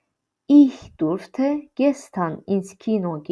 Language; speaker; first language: German; non-native, fluent; Azerbaijani